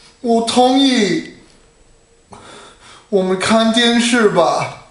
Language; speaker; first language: Chinese; non-native, learner; English